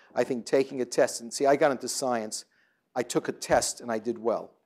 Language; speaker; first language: English; native; English